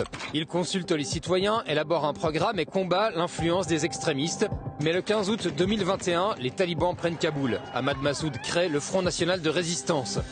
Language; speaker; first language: French; native; French